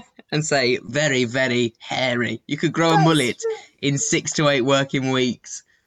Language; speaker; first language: English; native; English